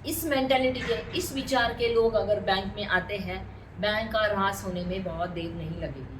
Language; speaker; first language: Hindi; non-native, local second language; Marathi